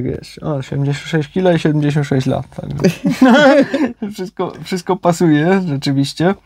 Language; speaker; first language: Polish; native; Polish